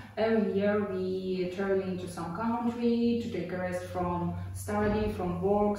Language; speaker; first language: English; non-native, fluent; Ukrainian